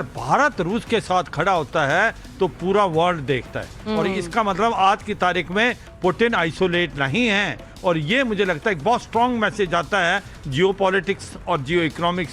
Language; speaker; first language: Hindi; native; Hindi